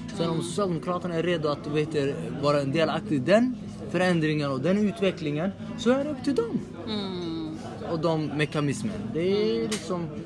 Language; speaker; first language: Swedish; early bilingual, other home language; Somali